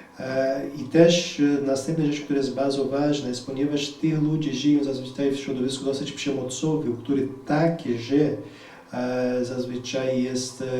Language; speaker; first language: Polish; non-native, fluent; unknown